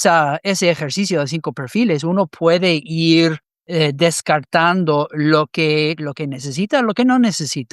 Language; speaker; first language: Spanish; non-native, fluent; English